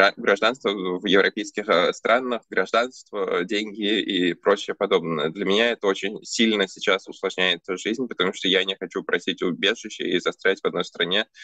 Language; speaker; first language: Russian; early bilingual, other home language; Armenian